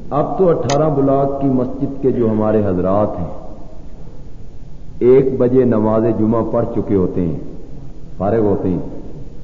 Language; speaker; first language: Urdu; non-native, local second language; Punjabi